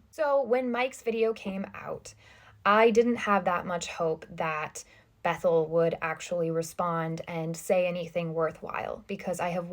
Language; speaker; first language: English; native; English